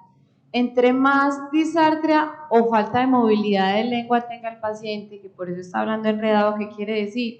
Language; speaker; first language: Spanish; native; Spanish